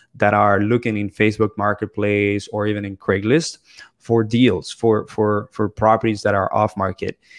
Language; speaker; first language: English; non-native, fluent; Spanish